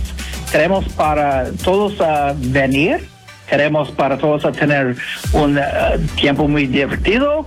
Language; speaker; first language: Spanish; non-native, fluent; English